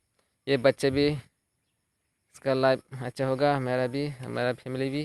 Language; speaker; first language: Hindi; non-native, local second language; Kok Borok